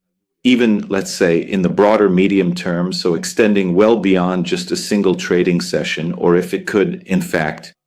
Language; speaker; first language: English; non-native, fluent; Italian